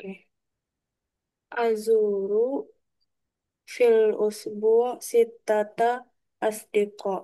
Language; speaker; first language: Arabic; non-native, learner; Indonesian